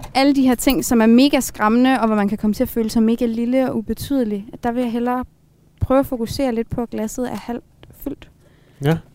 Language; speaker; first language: Danish; native; Danish